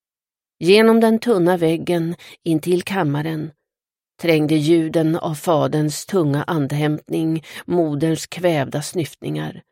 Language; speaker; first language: Swedish; native; Swedish